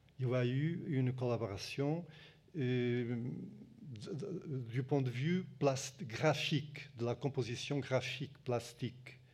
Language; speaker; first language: French; non-native, fluent; Portuguese